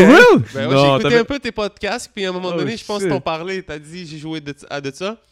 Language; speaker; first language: French; native; French